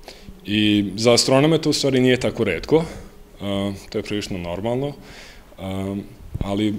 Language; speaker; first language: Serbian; early bilingual, heritage; Serbian